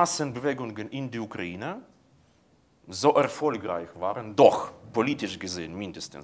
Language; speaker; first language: German; non-native, fluent; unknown